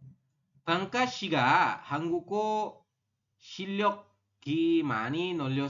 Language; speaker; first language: Korean; non-native, fluent; Indonesian